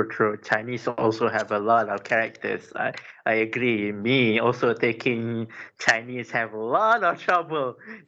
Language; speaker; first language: English; non-native, local second language; Malay